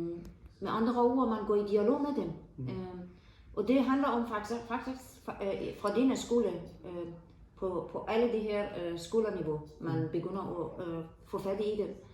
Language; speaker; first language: Danish; non-native, fluent; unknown